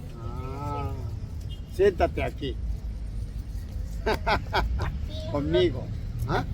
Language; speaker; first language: Spanish; non-native, learner; Korean